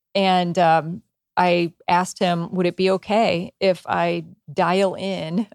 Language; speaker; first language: English; native; English